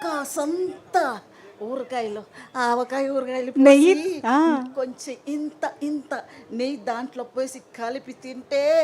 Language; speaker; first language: Telugu; non-native, fluent; Tamil